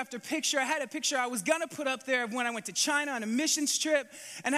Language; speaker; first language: English; native; English